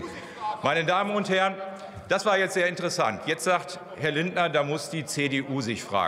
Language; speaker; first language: German; native; German